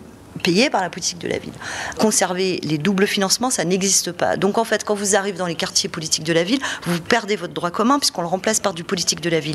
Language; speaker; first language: French; native; French